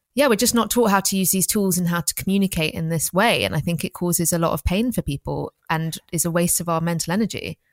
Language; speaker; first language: English; native; English